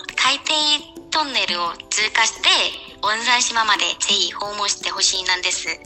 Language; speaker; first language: Japanese; non-native, fluent; Korean